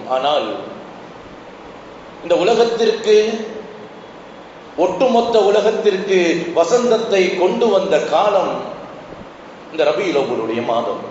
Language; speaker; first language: Tamil; native; Tamil